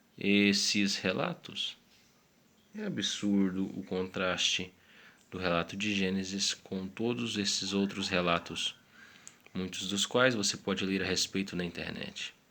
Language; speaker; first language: Portuguese; native; Portuguese